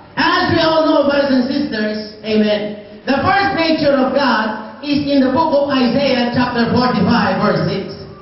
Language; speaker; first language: English; non-native, local second language; Filipino